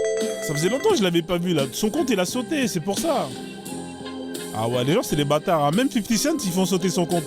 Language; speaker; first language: French; native; French